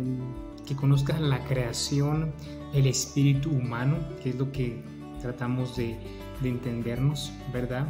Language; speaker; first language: Spanish; native; Spanish